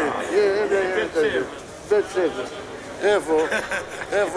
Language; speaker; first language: Hebrew; non-native, local second language; Arabic